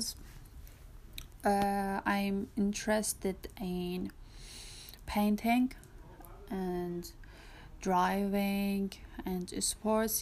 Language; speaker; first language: English; non-native, learner; Persian